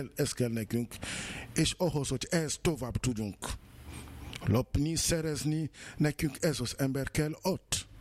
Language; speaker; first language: Hungarian; non-native, fluent; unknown